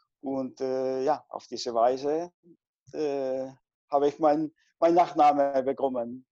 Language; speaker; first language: German; non-native, fluent; Spanish